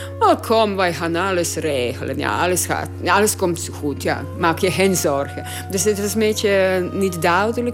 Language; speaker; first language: Dutch; non-native, learner; Croatian